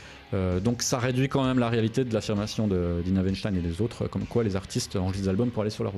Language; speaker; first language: French; native; French